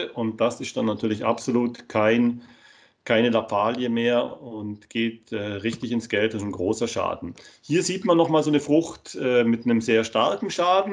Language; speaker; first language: German; native; German